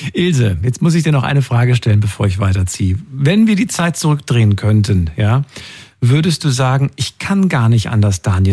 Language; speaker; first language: German; native; German